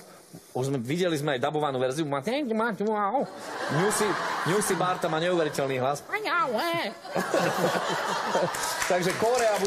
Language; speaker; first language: Slovak; native; Slovak